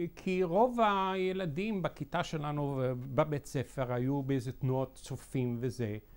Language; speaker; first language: Hebrew; non-native, fluent; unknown